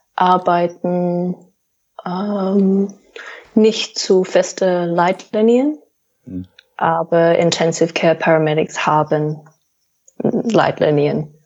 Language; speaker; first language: German; non-native, fluent; English